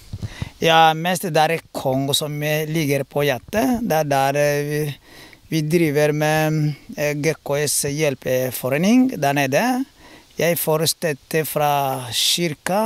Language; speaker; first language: Norwegian; non-native, learner; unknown